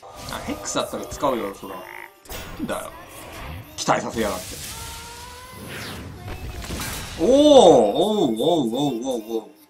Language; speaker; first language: Japanese; native; Japanese